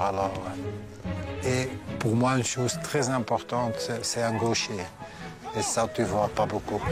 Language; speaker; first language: French; non-native, local second language; Dutch